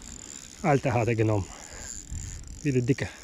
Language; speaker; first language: German; non-native, fluent; Russian